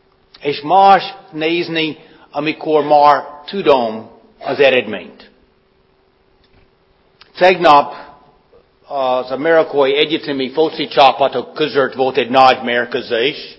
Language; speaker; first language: Hungarian; non-native, fluent; English